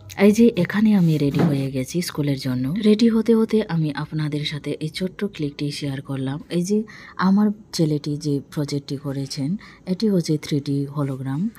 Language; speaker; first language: Bangla; non-native, local second language; Bodo